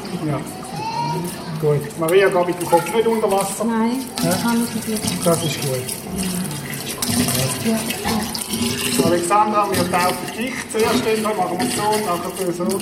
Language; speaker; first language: German; native; German